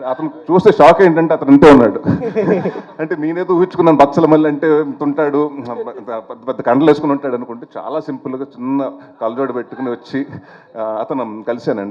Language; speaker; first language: Telugu; native; Telugu